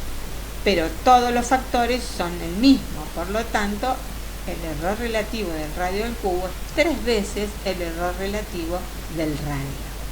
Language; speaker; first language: Spanish; native; Spanish